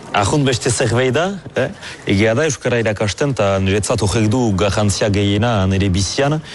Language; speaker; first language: Basque; native; Basque